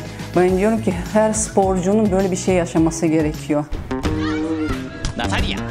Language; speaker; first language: Turkish; non-native, fluent; Russian